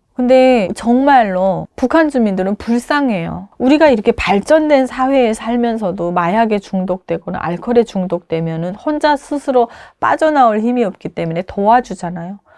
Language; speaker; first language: Korean; native; Korean